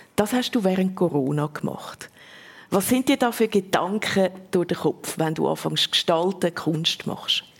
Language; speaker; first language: German; native; German